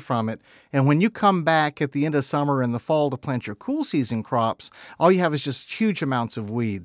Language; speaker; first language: English; native; English